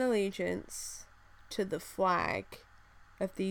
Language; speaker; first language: English; native; English